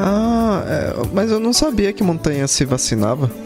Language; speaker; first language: Portuguese; native; Portuguese